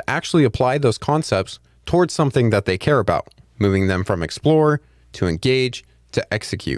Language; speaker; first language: English; native; English